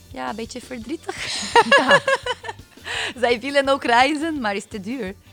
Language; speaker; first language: Dutch; non-native, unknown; Portuguese